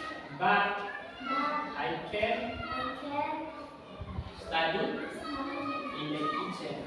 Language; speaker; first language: English; non-native, learner; Indonesian